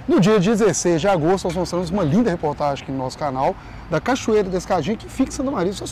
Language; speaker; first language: Portuguese; native; Portuguese